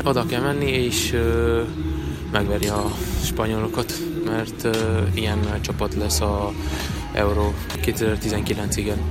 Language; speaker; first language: Hungarian; non-native, local second language; Romanian